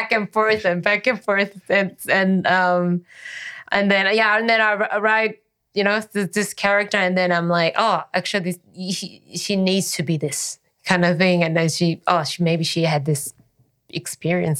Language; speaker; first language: English; non-native, fluent; Korean